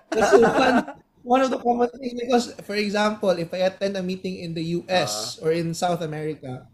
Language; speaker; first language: English; non-native, local second language; Hiligaynon